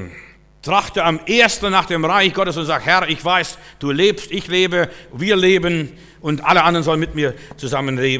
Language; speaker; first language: German; native; German